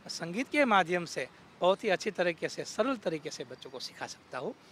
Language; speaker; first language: Hindi; non-native, local second language; Gujarati